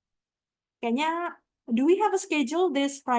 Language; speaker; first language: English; non-native, fluent; Indonesian